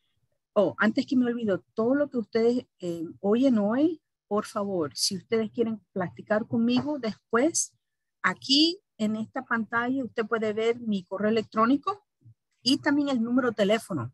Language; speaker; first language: Spanish; early bilingual, heritage; Spanish